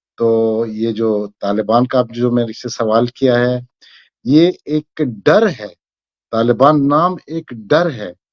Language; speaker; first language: Hindi; non-native, fluent; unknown